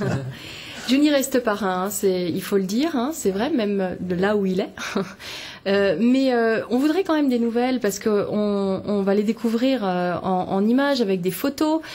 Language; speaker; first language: French; native; French